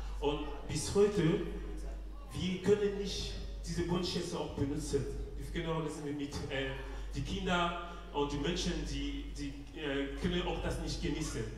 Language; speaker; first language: German; non-native, learner; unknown